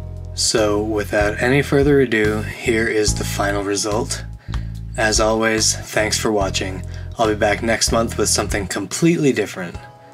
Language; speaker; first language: English; native; English